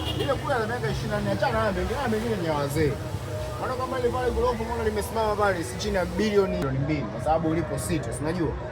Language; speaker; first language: Swahili; native; Swahili